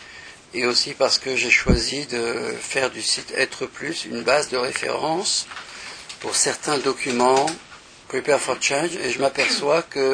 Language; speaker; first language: French; native; French